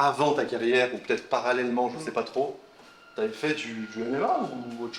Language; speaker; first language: French; native; French